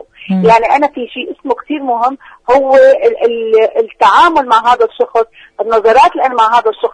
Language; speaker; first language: Arabic; native; Arabic